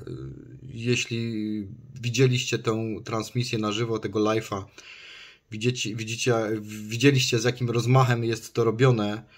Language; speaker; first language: Polish; native; Polish